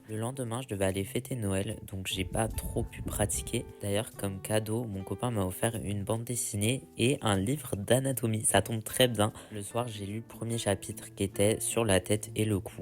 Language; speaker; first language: French; native; French